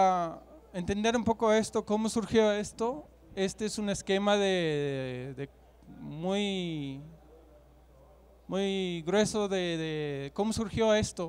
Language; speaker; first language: Spanish; non-native, fluent; German